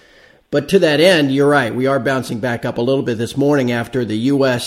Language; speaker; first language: English; native; English